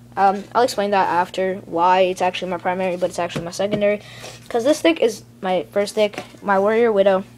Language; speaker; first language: English; native; English